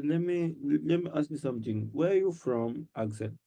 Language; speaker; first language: English; non-native, learner; Portuguese